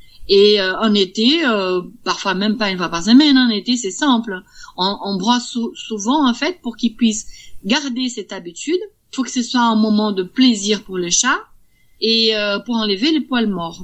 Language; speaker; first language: French; non-native, fluent; Portuguese